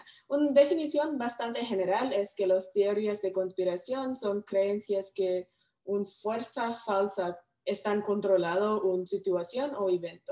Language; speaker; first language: Spanish; non-native, learner; English